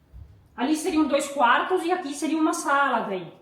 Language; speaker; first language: Portuguese; native; Portuguese